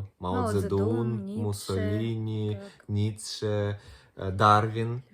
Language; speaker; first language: Ukrainian; non-native, local second language; Russian